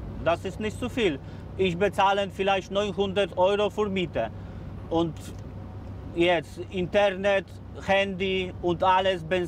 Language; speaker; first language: German; non-native, learner; Polish